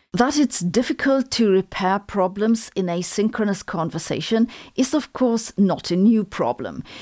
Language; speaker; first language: English; non-native, fluent; German